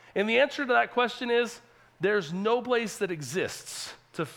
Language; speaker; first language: English; native; English